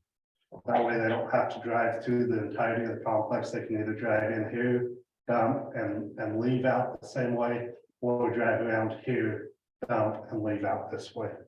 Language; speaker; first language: English; native; English